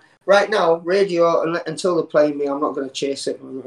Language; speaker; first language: English; native; English